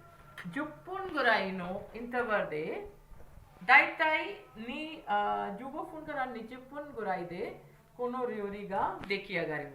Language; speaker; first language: Japanese; non-native, fluent; Hindi